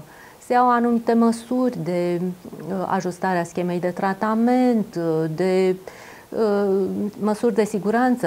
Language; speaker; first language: Romanian; native; Romanian